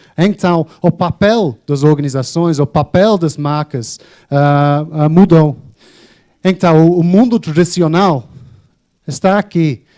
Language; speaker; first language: Portuguese; non-native, fluent; English